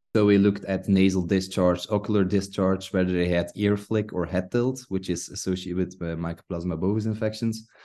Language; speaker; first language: English; non-native, fluent; Dutch